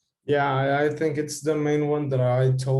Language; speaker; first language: English; non-native, fluent; Spanish